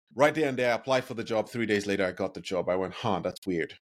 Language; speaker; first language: English; non-native, local second language; Yoruba